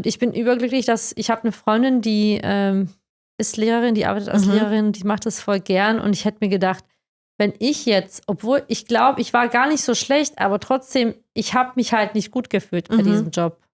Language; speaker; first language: German; native; German